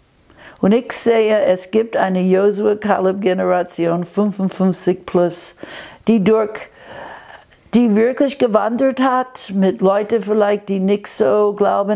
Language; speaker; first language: German; non-native, fluent; English